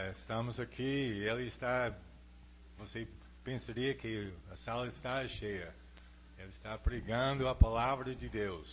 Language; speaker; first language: Portuguese; non-native, fluent; English